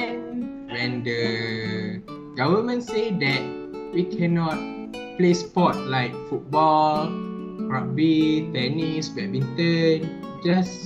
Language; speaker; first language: English; non-native, learner; Malay